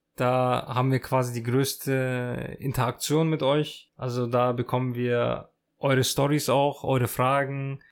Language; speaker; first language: German; early bilingual, other home language; Turkish